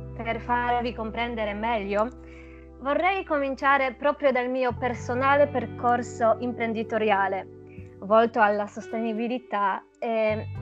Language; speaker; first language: Italian; non-native, fluent; Polish